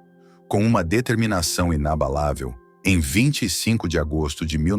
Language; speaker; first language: Portuguese; native; Portuguese